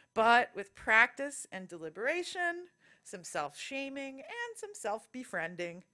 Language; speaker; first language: English; native; English